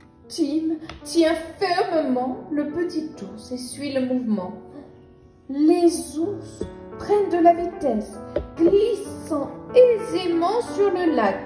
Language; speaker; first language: French; native; French